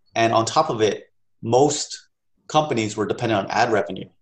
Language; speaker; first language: English; native; English